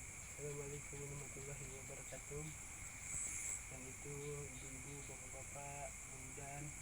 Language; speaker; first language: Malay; non-native, local second language; Sundanese